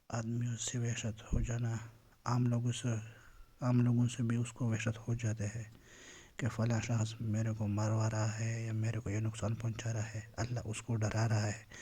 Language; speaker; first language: Urdu; non-native, local second language; Pashto